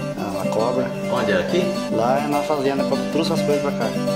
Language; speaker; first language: Portuguese; native; Portuguese